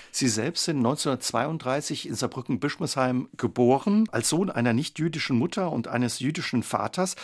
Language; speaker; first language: German; native; German